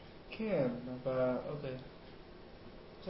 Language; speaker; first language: Hebrew; non-native, learner; Spanish